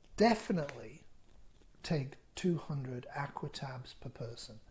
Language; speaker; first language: English; native; English